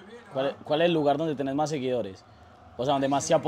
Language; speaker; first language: Spanish; native; Spanish